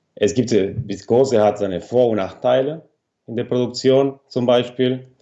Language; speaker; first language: German; non-native, fluent; Spanish